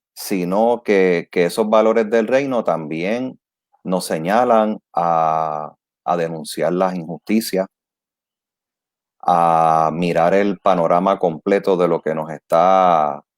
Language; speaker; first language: Spanish; native; Spanish